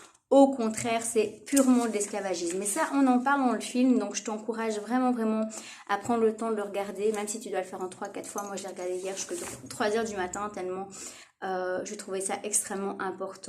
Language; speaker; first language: French; native; French